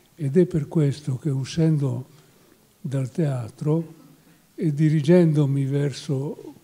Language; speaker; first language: Italian; non-native, fluent; Hungarian